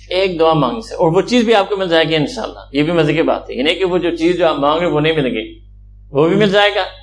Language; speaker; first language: Urdu; early bilingual, heritage; Urdu